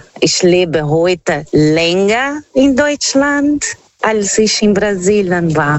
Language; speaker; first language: German; non-native, fluent; Portuguese